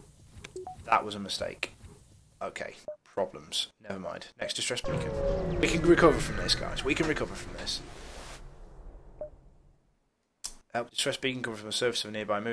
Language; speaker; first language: English; native; English